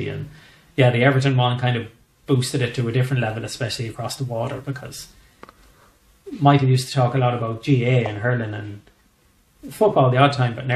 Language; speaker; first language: English; native; English